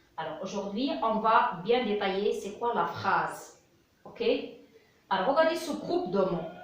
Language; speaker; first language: French; non-native, local second language; Arabic